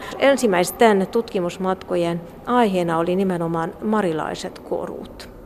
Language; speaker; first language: Finnish; non-native, fluent; Hungarian